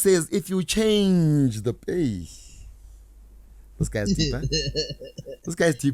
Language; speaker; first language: English; non-native, local second language; Zulu